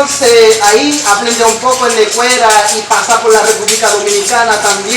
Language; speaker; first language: Spanish; non-native, learner; Haitian Creole